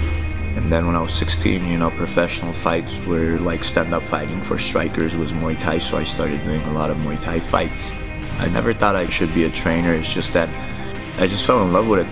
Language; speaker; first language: English; early bilingual, other home language; Armenian